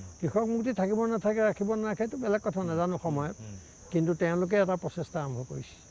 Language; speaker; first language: Assamese; native; Assamese